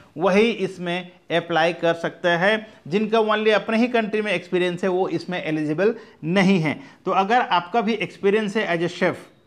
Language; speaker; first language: Hindi; native; Hindi